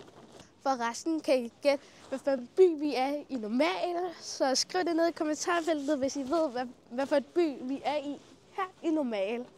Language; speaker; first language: Danish; early bilingual, other home language; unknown